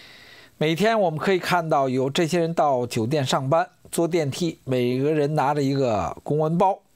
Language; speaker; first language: Chinese; native; Chinese